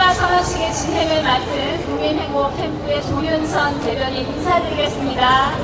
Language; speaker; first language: Korean; native; Korean